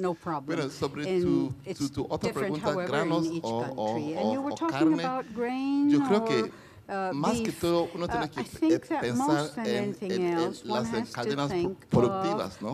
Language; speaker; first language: Spanish; non-native, fluent; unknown